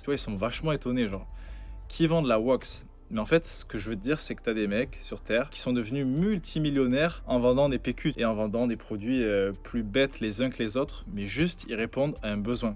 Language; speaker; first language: French; native; French